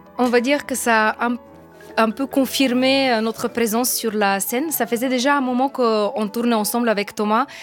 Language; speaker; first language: French; non-native, fluent; Bulgarian